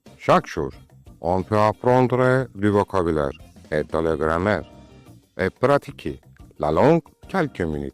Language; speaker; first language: French; non-native, learner; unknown